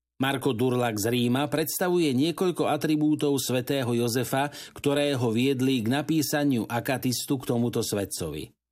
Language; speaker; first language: Slovak; native; Slovak